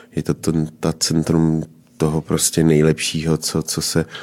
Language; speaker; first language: Czech; native; Czech